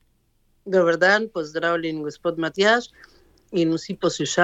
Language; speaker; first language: Slovenian; early bilingual, heritage; Slovenian